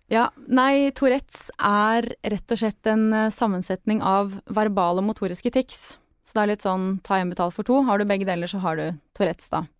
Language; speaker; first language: Norwegian; native; Norwegian